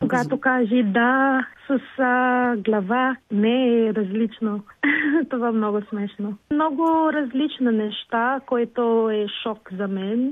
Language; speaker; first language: Bulgarian; non-native, learner; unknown